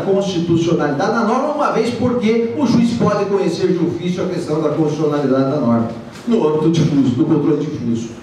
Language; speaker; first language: Portuguese; native; Portuguese